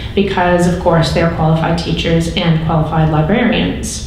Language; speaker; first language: English; native; English